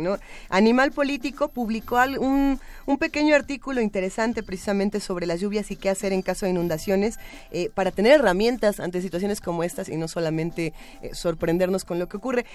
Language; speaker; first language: Spanish; native; Spanish